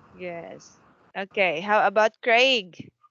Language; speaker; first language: English; non-native, fluent; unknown